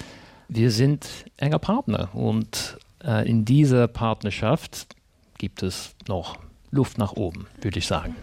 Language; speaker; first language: German; non-native, fluent; English